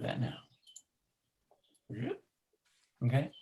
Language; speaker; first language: English; native; English